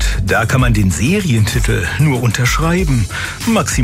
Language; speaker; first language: German; native; German